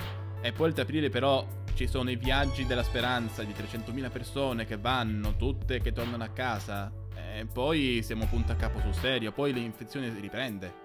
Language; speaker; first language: Italian; native; Italian